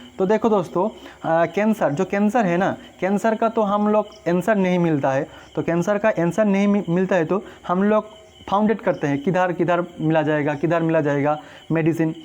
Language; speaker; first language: Hindi; non-native, local second language; Bangla